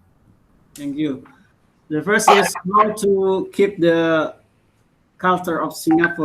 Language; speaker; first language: English; non-native, learner; Indonesian